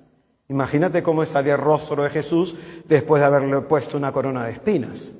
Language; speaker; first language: Spanish; native; Spanish